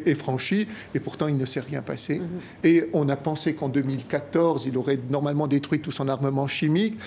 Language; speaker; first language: French; native; French